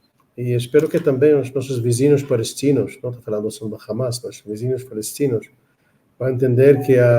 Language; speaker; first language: Portuguese; non-native, fluent; Hebrew